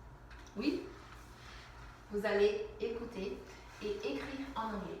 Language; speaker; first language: French; non-native, fluent; English